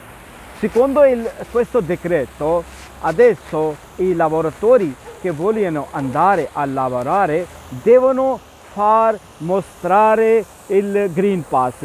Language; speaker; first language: Italian; non-native, fluent; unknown